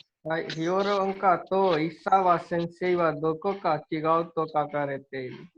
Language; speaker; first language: Japanese; non-native, learner; Hindi